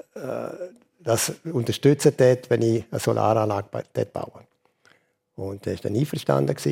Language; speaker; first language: German; native; German